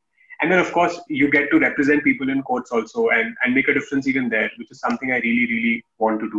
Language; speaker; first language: English; non-native, local second language; Hindi